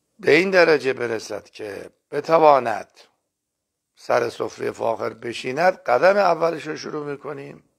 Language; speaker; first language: Persian; non-native, local second language; Azerbaijani